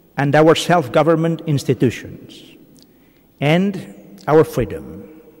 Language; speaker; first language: English; non-native, fluent; Catalan